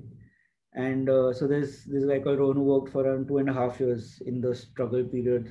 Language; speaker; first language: English; non-native, local second language; Gujarati